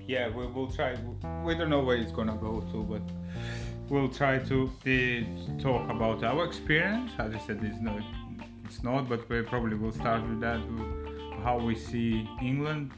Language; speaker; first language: English; non-native, fluent; Lithuanian